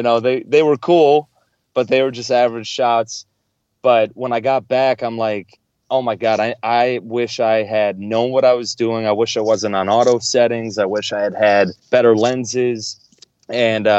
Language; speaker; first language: English; native; English